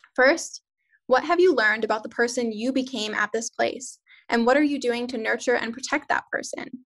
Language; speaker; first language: English; native; English